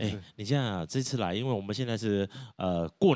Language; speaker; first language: Chinese; native; Chinese